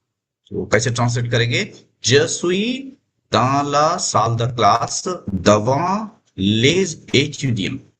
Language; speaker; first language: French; non-native, fluent; Hindi